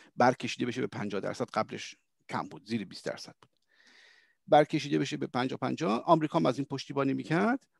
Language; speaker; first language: Persian; early bilingual, heritage; Persian